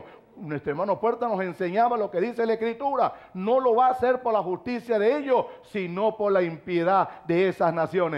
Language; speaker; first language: Spanish; native; Spanish